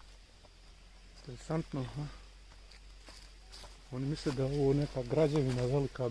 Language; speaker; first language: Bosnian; early bilingual, heritage; Bosnian